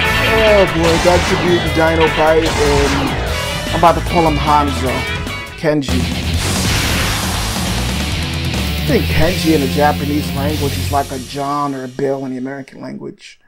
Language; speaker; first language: English; native; English